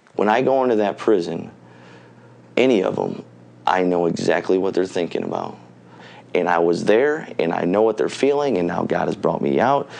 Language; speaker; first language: English; native; English